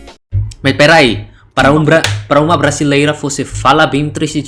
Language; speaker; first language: Portuguese; non-native, learner; Indonesian